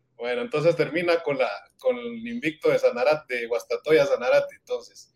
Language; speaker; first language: Spanish; native; Spanish